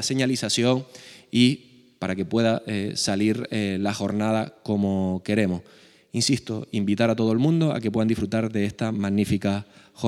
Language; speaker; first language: Spanish; native; Spanish